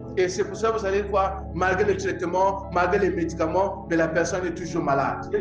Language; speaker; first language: French; non-native, local second language; Lingala